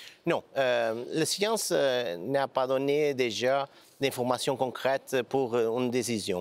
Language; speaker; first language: French; non-native, learner; Portuguese